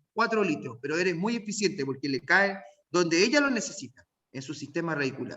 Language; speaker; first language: Spanish; native; Spanish